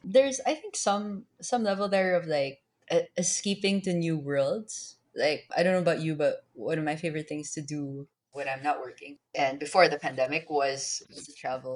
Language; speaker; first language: English; non-native, local second language; Filipino